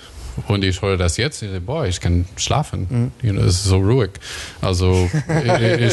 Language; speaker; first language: German; non-native, fluent; English